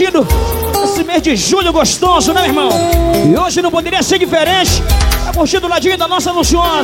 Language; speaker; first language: Portuguese; native; Portuguese